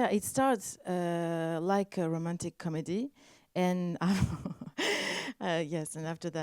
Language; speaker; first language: English; non-native, learner; French